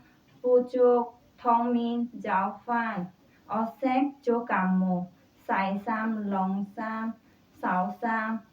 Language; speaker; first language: Cantonese; non-native, learner; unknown